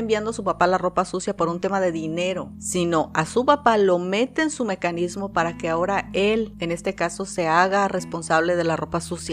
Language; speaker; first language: Spanish; native; Spanish